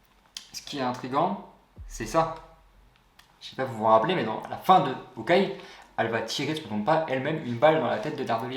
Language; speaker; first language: French; native; French